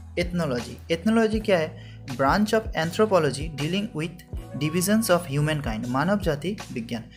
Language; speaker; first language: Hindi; non-native, local second language; Bangla